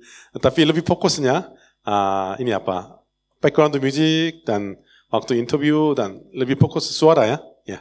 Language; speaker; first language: Indonesian; non-native, learner; Korean